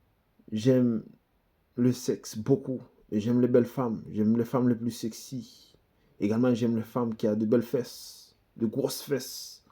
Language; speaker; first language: French; non-native, local second language; Haitian Creole